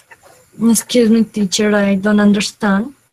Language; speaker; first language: English; non-native, learner; Spanish